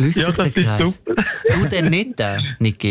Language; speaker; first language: German; native; German